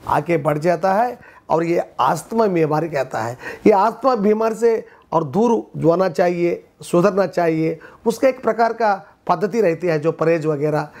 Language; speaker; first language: Hindi; non-native, local second language; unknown